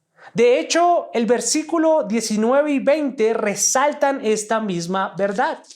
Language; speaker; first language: Spanish; native; Spanish